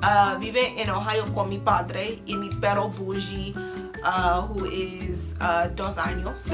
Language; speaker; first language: Spanish; non-native, learner; English